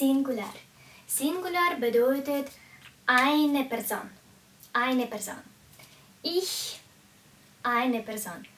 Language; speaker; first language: German; non-native, fluent; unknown